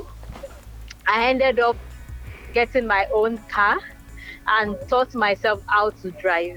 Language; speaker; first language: English; non-native, local second language; Yoruba